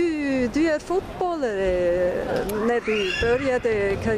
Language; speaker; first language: Swedish; non-native, fluent; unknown